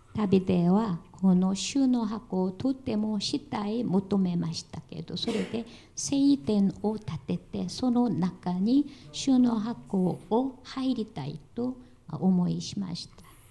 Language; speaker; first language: Japanese; non-native, fluent; Korean